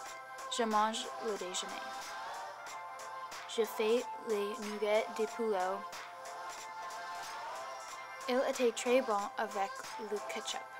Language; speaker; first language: French; non-native, learner; English